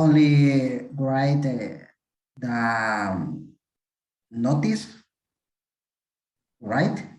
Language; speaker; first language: English; non-native, learner; Spanish